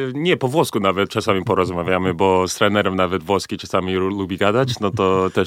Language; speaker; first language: Polish; early bilingual, heritage; Polish